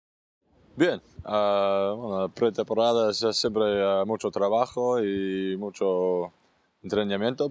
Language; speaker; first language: Spanish; non-native, fluent; English